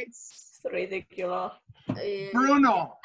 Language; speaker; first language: Spanish; non-native, learner; English